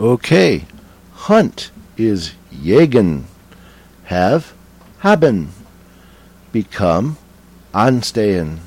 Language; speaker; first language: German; non-native, learner; English